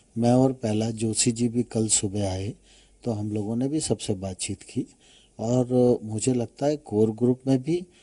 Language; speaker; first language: Hindi; native; Hindi